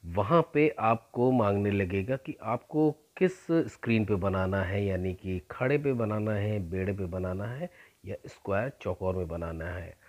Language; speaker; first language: Hindi; native; Hindi